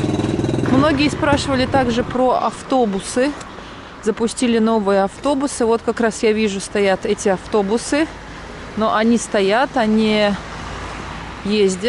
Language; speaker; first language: Russian; native; Russian